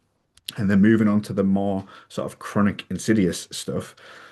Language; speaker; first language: English; native; English